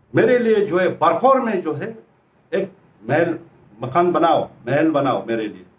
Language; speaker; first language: Hindi; native; Hindi